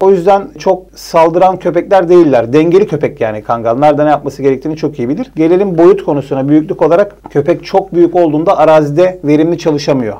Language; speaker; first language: Turkish; early bilingual, heritage; Turkish